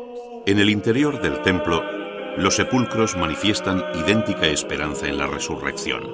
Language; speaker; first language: Spanish; native; Spanish